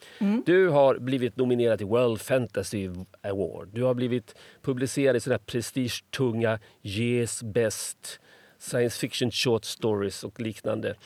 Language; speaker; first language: Swedish; native; Swedish